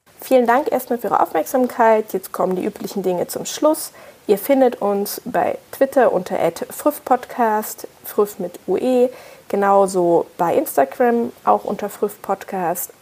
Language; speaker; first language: German; native; German